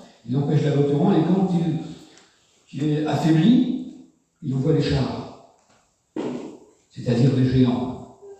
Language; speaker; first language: French; native; French